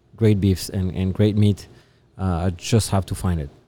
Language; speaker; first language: English; non-native, fluent; French